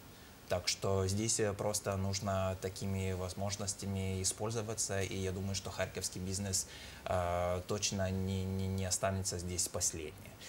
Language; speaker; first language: Russian; non-native, fluent; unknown